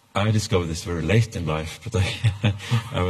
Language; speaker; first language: English; non-native, fluent; Norwegian